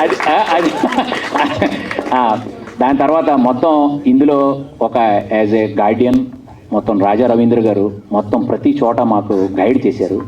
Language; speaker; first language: Telugu; native; Telugu